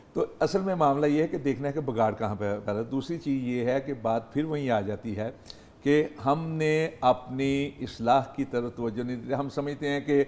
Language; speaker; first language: Urdu; non-native, local second language; Punjabi